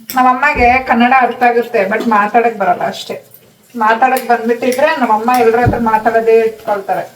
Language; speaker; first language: Kannada; non-native, local second language; Hindi